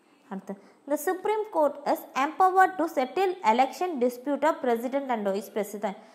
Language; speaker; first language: English; non-native, local second language; Tamil